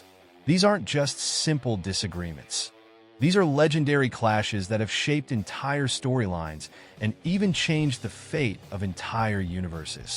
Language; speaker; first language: English; native; English